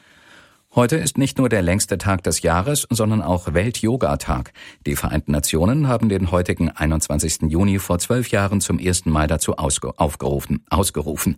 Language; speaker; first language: German; native; German